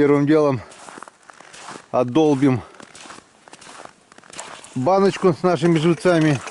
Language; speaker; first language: Russian; native; Russian